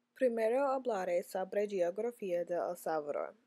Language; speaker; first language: Spanish; non-native, learner; English